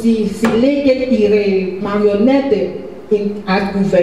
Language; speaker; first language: German; non-native, learner; French